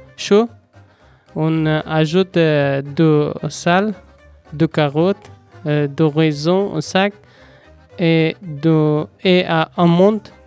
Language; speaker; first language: French; non-native, learner; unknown